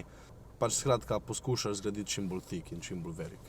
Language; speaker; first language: Slovenian; native; Slovenian